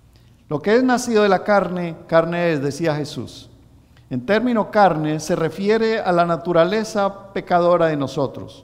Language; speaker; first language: Spanish; native; Spanish